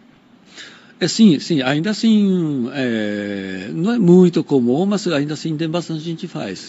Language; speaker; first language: Portuguese; non-native, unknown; Japanese